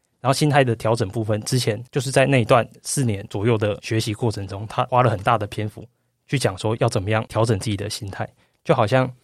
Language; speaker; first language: Chinese; native; Chinese